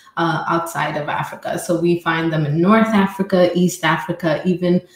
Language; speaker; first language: English; non-native, fluent; Amharic